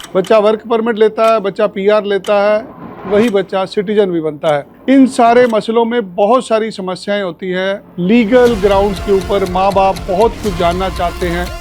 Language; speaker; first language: Hindi; native; Hindi